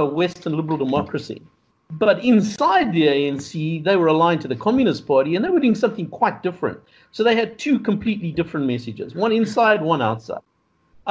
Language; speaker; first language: English; native; English